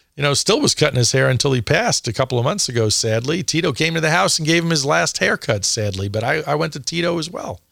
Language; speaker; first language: English; native; English